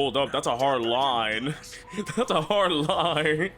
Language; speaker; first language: English; native; English